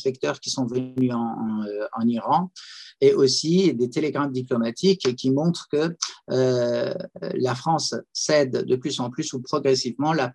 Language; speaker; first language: French; non-native, fluent; Persian